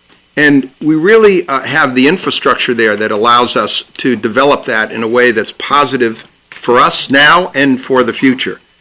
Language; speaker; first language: English; native; English